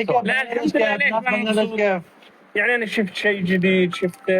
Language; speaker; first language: Arabic; native; Arabic